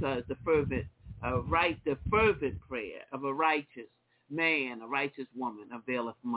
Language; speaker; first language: English; native; English